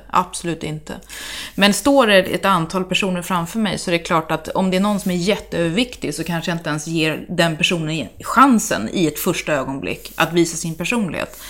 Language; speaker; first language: Swedish; native; Swedish